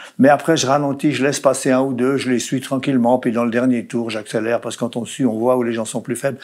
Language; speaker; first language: French; native; French